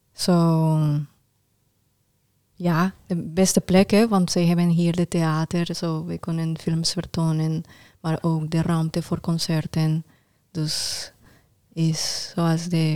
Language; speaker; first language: Dutch; non-native, learner; Spanish